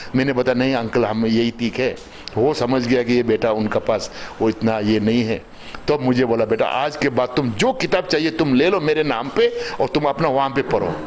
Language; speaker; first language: Hindi; non-native, local second language; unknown